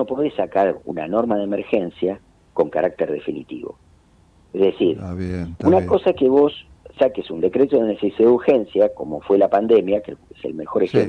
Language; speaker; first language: Spanish; native; Spanish